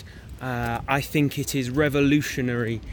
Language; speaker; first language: English; native; English